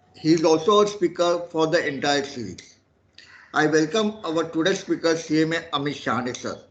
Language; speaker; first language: English; non-native, local second language; Marathi